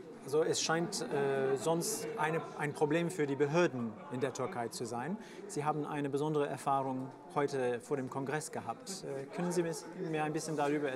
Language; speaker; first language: German; non-native, fluent; French